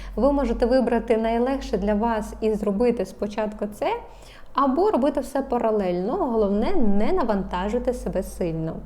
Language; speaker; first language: Ukrainian; non-native, local second language; Russian